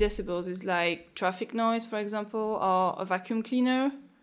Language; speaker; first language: English; non-native, fluent; French